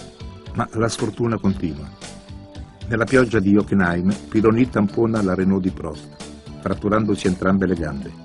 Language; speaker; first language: Italian; native; Italian